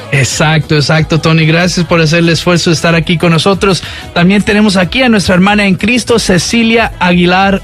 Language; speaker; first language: Spanish; early bilingual, heritage; Spanish